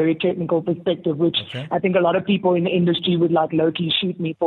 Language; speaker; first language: English; native; English